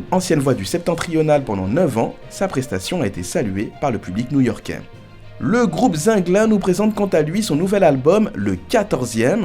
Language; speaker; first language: French; non-native, local second language; Haitian Creole